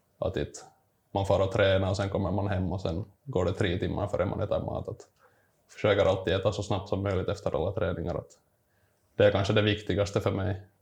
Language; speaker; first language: Swedish; native; Swedish